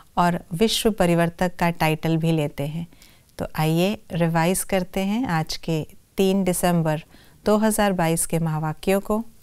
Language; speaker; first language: Hindi; native; Hindi